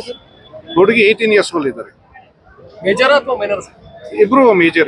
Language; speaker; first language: Kannada; non-native, fluent; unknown